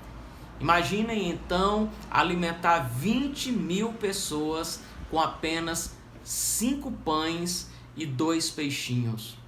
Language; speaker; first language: Portuguese; native; Portuguese